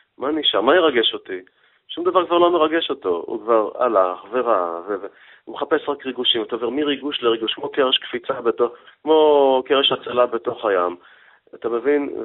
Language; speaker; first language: Hebrew; native; Hebrew